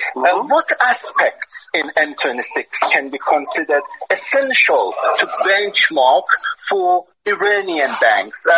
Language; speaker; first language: English; non-native, fluent; Persian